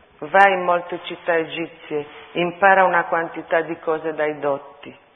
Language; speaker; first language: Italian; early bilingual, other home language; Armenian